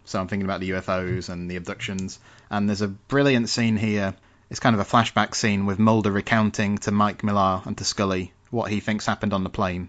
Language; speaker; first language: English; native; English